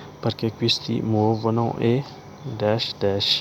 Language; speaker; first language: Italian; non-native, learner; Urdu